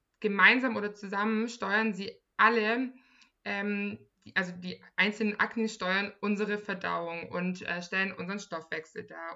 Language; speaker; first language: German; native; German